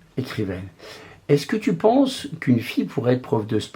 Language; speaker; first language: French; native; French